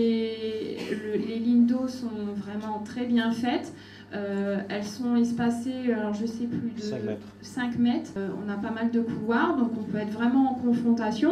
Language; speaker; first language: French; native; French